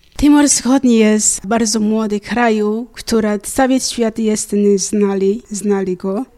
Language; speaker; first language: Polish; non-native, learner; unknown